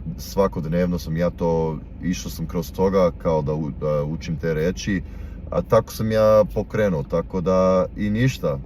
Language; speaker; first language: Serbian; non-native, fluent; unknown